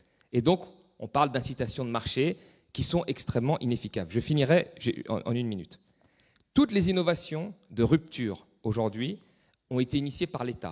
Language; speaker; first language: French; native; French